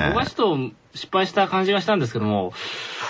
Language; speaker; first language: Japanese; native; Japanese